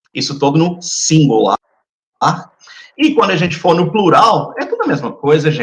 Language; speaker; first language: Portuguese; non-native, fluent; English